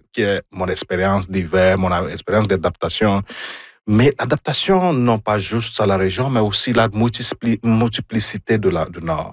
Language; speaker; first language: French; non-native, fluent; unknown